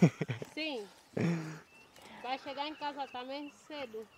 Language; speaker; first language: Portuguese; non-native, local second language; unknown